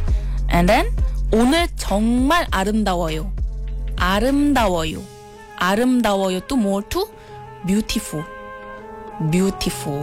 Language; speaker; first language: Korean; non-native, fluent; Malay